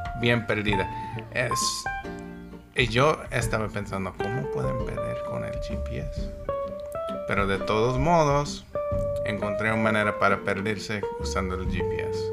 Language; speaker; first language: Spanish; non-native, learner; English